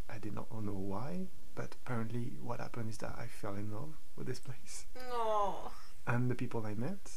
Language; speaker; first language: English; non-native, fluent; French